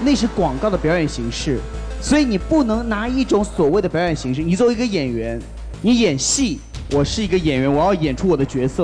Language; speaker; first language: Chinese; native; Chinese